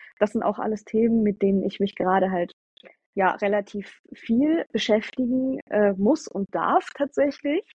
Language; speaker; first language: German; early bilingual, other home language; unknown